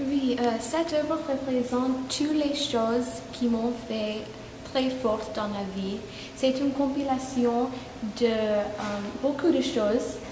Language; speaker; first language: French; non-native, learner; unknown